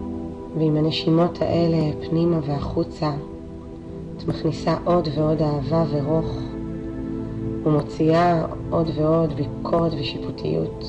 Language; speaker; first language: Hebrew; native; Hebrew